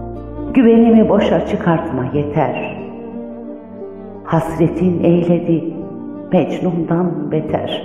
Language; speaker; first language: Turkish; native; Turkish